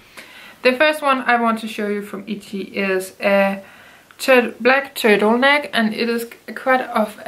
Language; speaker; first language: English; non-native, fluent; Danish